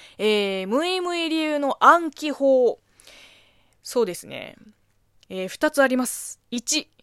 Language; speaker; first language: Japanese; non-native, fluent; Chinese